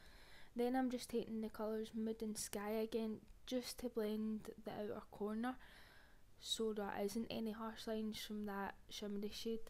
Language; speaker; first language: English; native; English